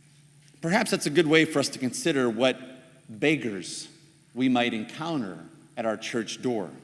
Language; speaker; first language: English; native; English